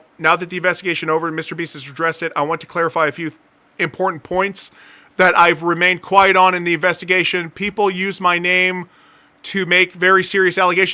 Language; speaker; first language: English; native; English